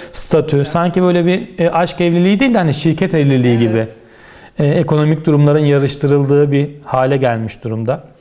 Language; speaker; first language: Turkish; native; Turkish